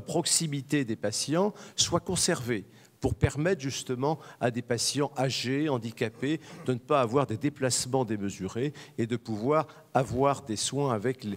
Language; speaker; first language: French; native; French